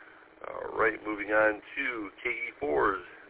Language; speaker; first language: English; native; English